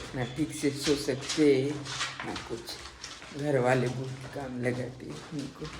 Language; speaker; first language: Hindi; non-native, local second language; Marathi